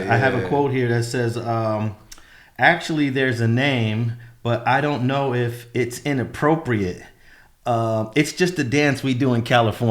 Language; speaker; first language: English; native; English